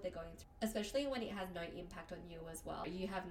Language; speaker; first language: English; non-native, local second language; Cantonese